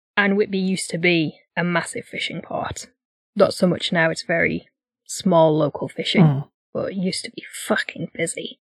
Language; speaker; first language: English; native; English